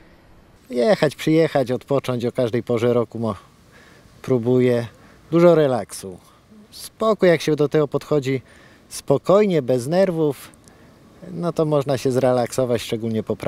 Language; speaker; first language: Polish; native; Polish